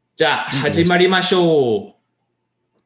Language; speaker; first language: Japanese; non-native, learner; English